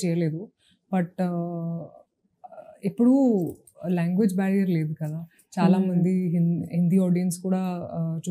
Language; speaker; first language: Telugu; non-native, fluent; Hindi